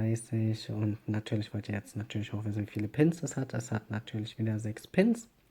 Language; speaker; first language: German; native; German